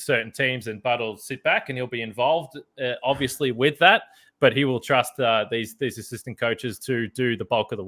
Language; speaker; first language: English; native; English